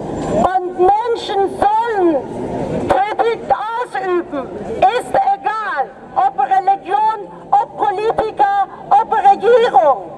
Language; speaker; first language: German; non-native, fluent; Persian